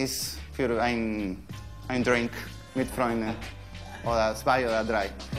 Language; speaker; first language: German; non-native, learner; Spanish